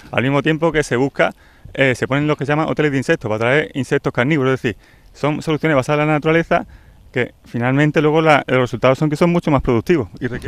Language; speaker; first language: Spanish; native; Spanish